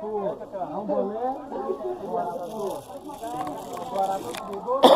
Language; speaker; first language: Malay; non-native, learner; Arabic